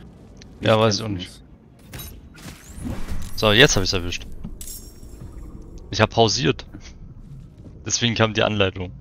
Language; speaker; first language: German; native; German